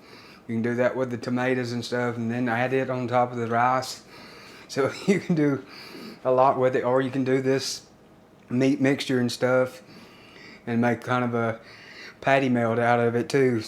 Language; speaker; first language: English; native; English